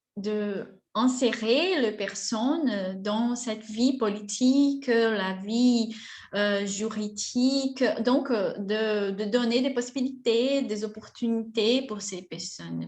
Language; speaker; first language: French; non-native, fluent; Portuguese